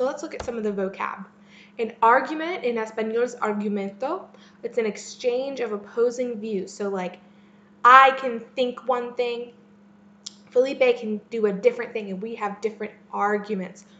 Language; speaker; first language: English; native; English